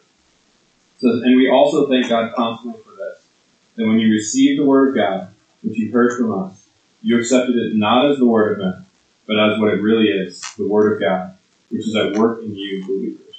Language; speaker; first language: English; native; English